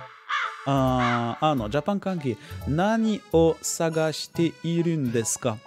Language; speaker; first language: Japanese; non-native, learner; French